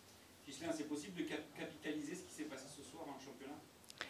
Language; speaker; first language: French; native; French